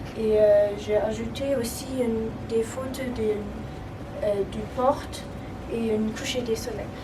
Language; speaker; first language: French; non-native, learner; German